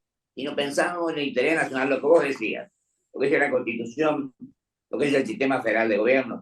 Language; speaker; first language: Spanish; native; Spanish